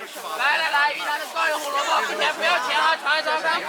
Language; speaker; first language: Chinese; native; Chinese